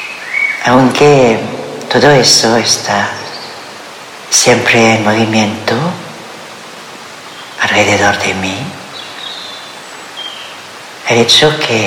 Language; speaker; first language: Spanish; non-native, fluent; French